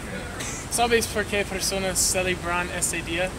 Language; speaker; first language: Spanish; non-native, learner; English